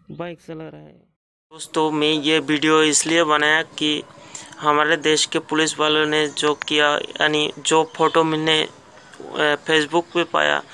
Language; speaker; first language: Hindi; non-native, local second language; Bangla